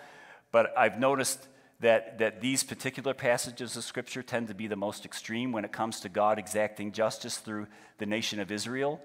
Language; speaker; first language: English; native; English